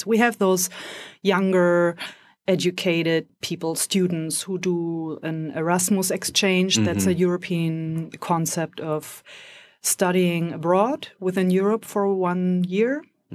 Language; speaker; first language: English; non-native, fluent; German